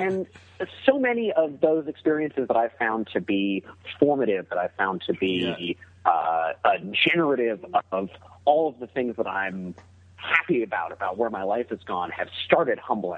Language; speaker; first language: English; native; English